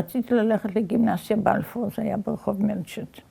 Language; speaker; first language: Hebrew; early bilingual, other home language; Yiddish